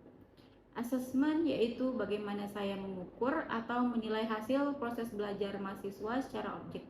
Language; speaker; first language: Indonesian; native; Indonesian